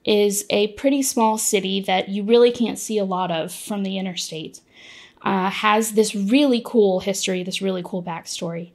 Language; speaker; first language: English; native; English